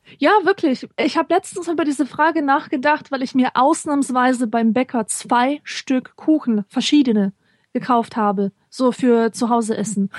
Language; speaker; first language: German; early bilingual, other home language; Polish